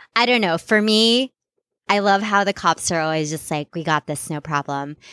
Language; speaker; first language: English; non-native, local second language; Filipino